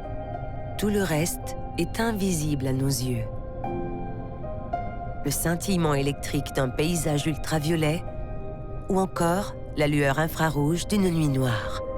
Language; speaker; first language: French; native; French